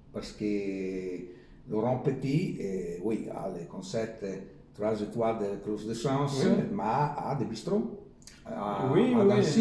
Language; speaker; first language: French; non-native, learner; Italian